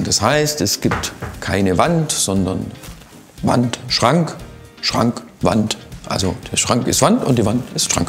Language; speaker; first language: German; native; German